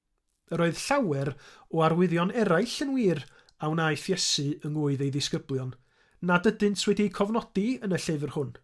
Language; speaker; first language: Welsh; native; Welsh